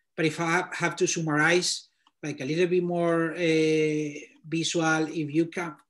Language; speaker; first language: English; non-native, fluent; Spanish